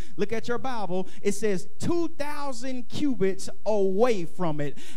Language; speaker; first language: English; native; English